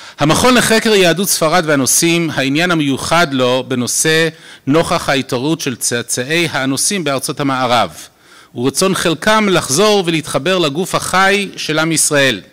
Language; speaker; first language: Hebrew; native; Hebrew